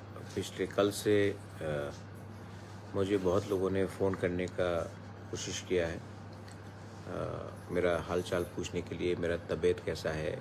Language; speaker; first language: Hindi; non-native, local second language; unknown